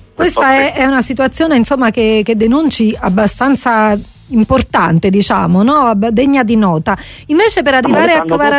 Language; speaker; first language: Italian; native; Italian